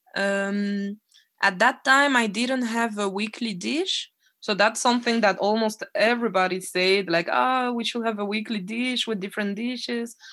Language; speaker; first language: English; non-native, fluent; French